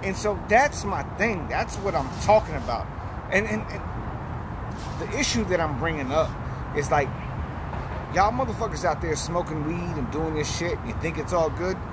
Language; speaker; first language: English; native; English